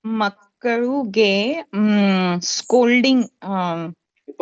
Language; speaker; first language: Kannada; non-native, learner; Hindi